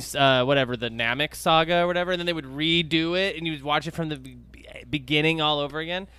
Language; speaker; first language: English; native; English